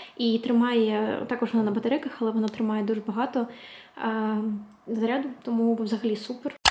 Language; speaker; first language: Ukrainian; native; Ukrainian